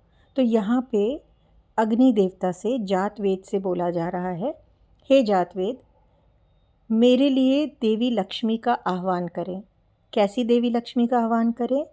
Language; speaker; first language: Hindi; native; Hindi